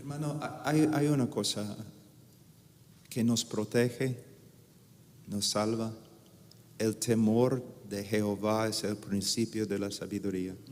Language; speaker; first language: Spanish; non-native, fluent; English